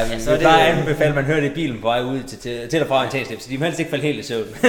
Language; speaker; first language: Danish; native; Danish